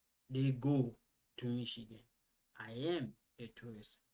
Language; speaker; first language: English; non-native, fluent; Lingala